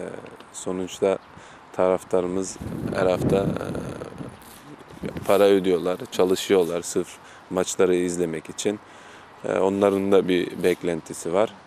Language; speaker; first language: Turkish; early bilingual, heritage; German